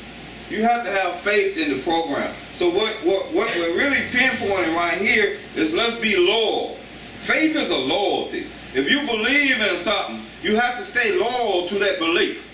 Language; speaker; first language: English; native; English